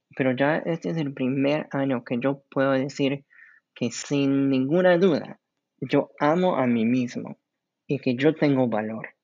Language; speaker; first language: Spanish; non-native, fluent; English